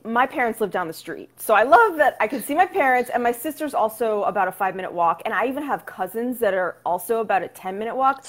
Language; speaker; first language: English; native; English